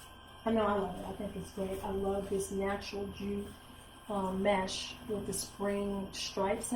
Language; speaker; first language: English; native; English